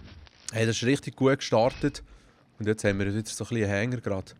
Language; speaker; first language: German; native; German